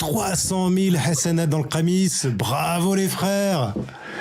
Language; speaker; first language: French; native; French